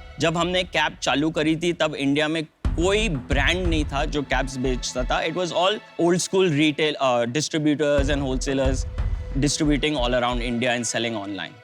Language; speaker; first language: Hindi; early bilingual, heritage; Hindi